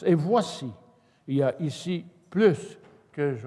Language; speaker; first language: French; native; French